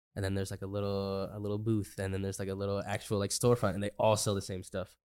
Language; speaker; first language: English; native; English